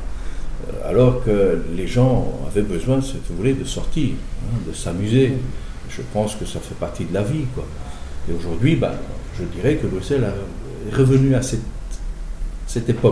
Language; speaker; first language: French; native; French